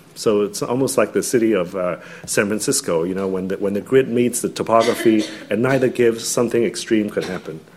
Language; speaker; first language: English; non-native, local second language; Cantonese